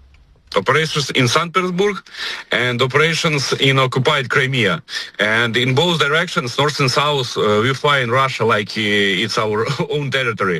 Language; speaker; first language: English; non-native, fluent; Ukrainian